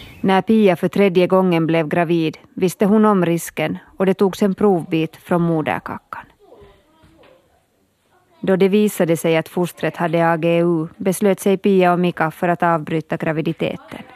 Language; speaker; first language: Swedish; native; Swedish